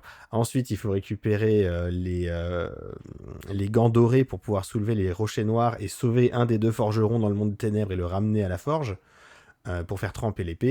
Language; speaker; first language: French; native; French